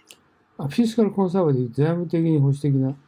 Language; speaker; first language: Japanese; native; Japanese